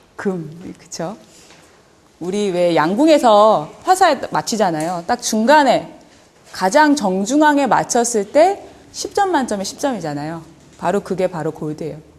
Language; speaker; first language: Korean; early bilingual, heritage; Korean